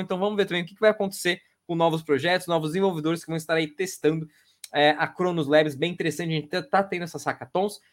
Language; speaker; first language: Portuguese; native; Portuguese